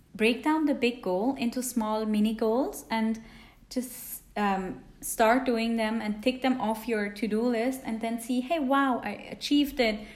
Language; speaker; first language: English; non-native, fluent; Italian